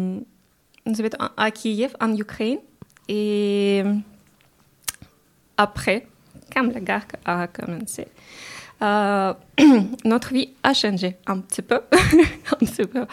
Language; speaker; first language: French; non-native, learner; Ukrainian